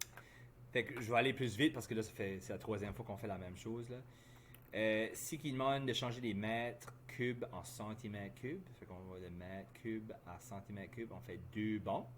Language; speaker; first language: French; native; French